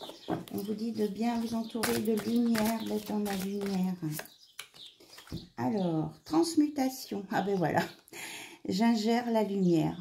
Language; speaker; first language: French; native; French